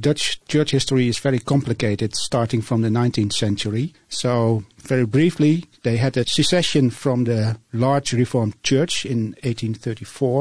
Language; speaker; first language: English; non-native, fluent; Dutch